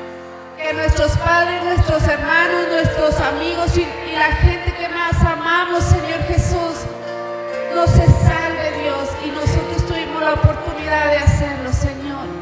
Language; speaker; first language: Spanish; native; Spanish